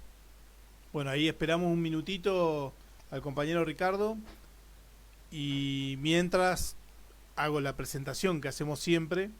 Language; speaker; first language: Spanish; native; Spanish